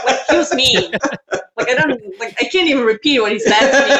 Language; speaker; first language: English; non-native, fluent; Slovak